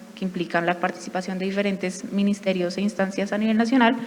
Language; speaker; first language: Spanish; native; Spanish